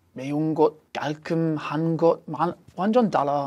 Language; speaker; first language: Korean; non-native, learner; English